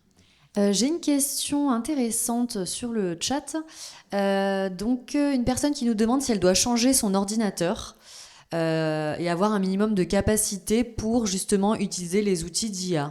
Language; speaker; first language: French; native; French